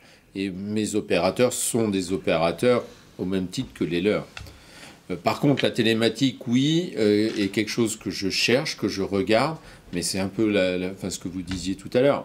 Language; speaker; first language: French; native; French